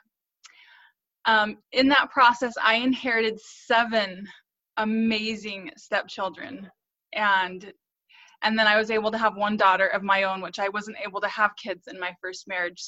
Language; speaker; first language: English; native; English